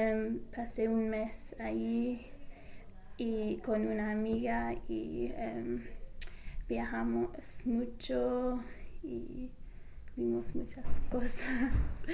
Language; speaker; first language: Spanish; non-native, fluent; English